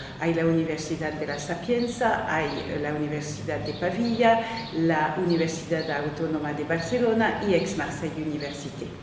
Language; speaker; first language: Spanish; non-native, fluent; French